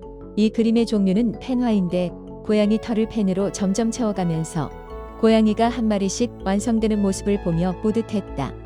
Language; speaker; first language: Korean; native; Korean